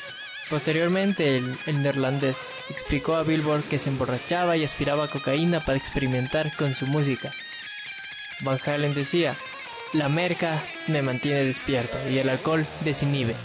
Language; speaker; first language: Spanish; native; Spanish